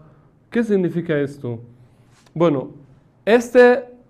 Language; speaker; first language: Spanish; non-native, fluent; Persian